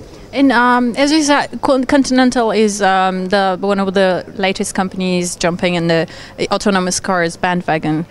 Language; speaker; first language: English; non-native, fluent; Turkish